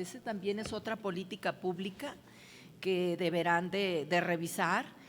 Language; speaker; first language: Spanish; native; Spanish